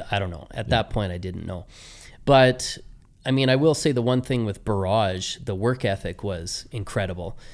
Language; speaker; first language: English; native; English